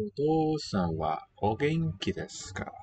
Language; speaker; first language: Japanese; non-native, learner; English